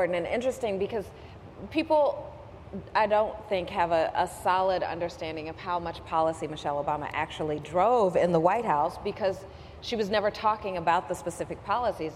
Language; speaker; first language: English; native; English